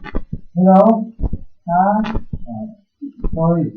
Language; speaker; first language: English; non-native, learner; Vietnamese